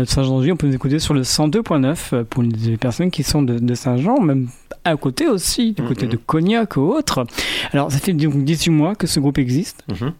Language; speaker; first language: French; native; French